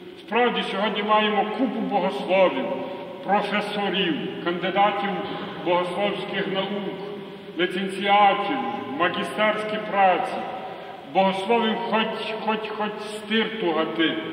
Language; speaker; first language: Ukrainian; native; Ukrainian